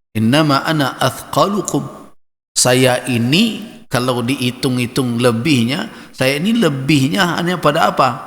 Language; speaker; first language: Malay; non-native, local second language; Minangkabau